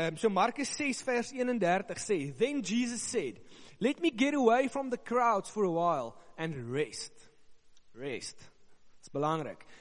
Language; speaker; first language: English; non-native, local second language; Afrikaans